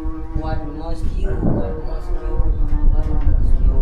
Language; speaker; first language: English; non-native, learner; Indonesian